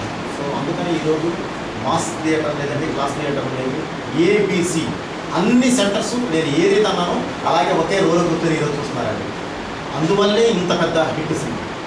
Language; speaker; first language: Telugu; native; Telugu